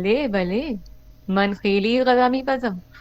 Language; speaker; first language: Persian; non-native, learner; Urdu